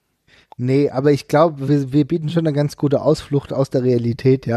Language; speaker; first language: German; native; German